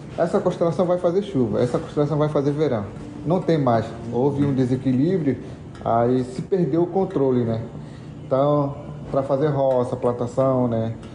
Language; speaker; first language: Portuguese; non-native, local second language; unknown